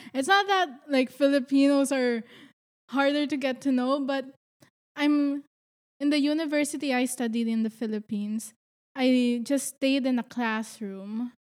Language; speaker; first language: English; non-native, local second language; Filipino